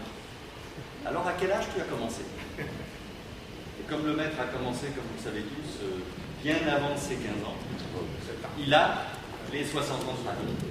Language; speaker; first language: French; native; French